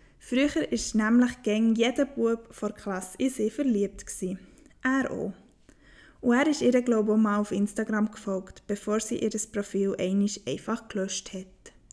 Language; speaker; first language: German; native; German